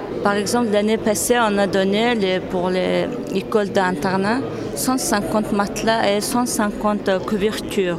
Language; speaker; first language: French; non-native, learner; Mongolian